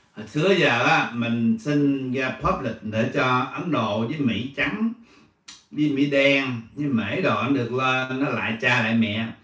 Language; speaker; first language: Vietnamese; native; Vietnamese